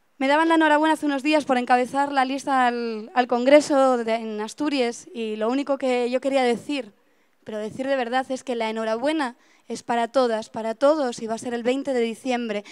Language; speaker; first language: Spanish; native; Spanish